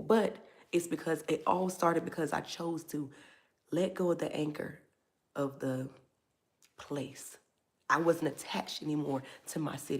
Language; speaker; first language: English; native; English